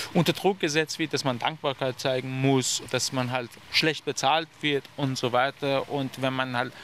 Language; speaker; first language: German; non-native, fluent; Persian